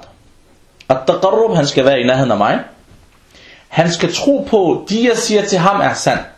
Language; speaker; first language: Danish; early bilingual, other home language; Arabic